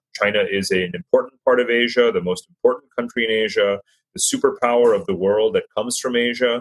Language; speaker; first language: English; native; English